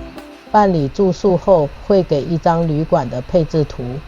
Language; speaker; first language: Chinese; native; Chinese